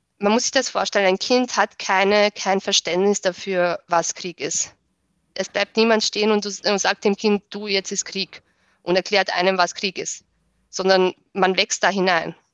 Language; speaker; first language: German; early bilingual, other home language; Bosnian